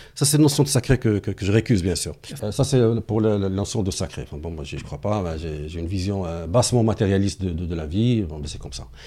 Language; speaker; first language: French; non-native, local second language; Arabic